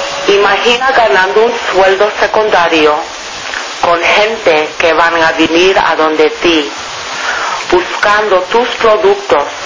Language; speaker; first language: Spanish; non-native, fluent; English